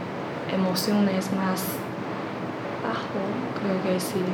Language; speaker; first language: Spanish; non-native, learner; Chinese